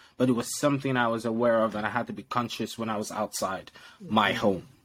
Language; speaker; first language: English; non-native, local second language; Yoruba